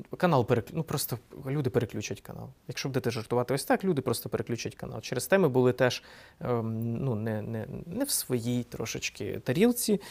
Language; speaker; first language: Ukrainian; non-native, local second language; Russian